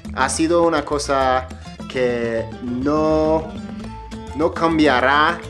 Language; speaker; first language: Spanish; non-native, fluent; English